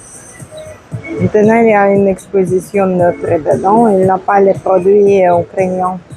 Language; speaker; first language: French; non-native, fluent; Russian